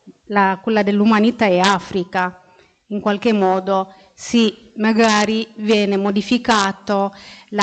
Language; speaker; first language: Italian; non-native, fluent; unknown